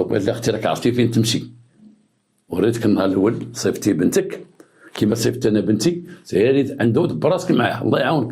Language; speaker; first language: Arabic; native; Arabic